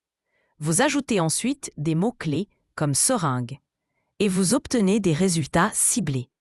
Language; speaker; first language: French; native; French